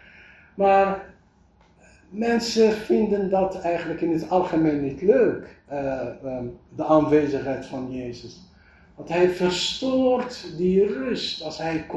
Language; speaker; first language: Dutch; non-native, fluent; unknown